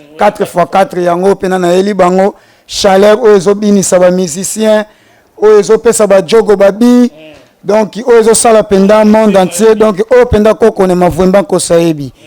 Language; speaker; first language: Lingala; non-native, local second language; Kongo